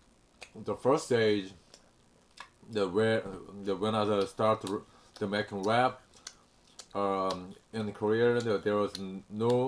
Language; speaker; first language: English; non-native, learner; Korean